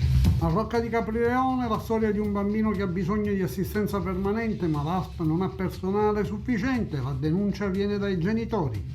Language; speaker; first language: Italian; native; Italian